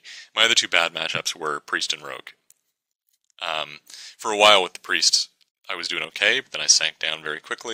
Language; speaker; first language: English; native; English